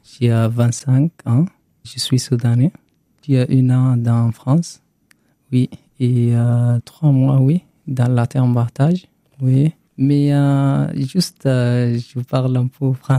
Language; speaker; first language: French; non-native, learner; Arabic